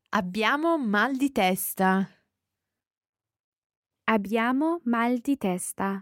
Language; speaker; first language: Italian; non-native, learner; English